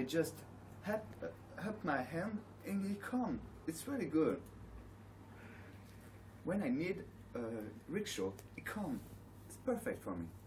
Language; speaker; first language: English; non-native, learner; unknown